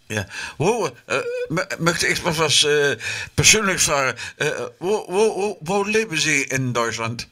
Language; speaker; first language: German; non-native, learner; Dutch